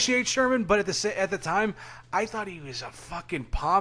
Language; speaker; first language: English; native; English